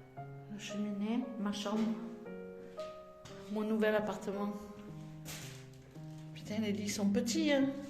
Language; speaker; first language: French; native; French